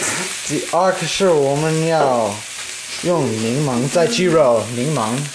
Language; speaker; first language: Chinese; non-native, learner; English